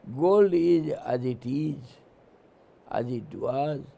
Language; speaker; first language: English; non-native, local second language; Hindi